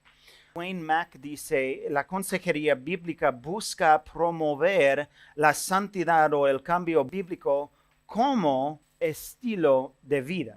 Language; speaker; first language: Spanish; non-native, fluent; English